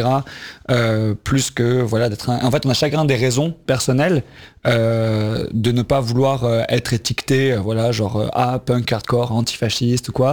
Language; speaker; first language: French; native; French